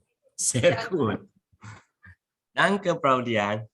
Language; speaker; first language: German; non-native, fluent; Indonesian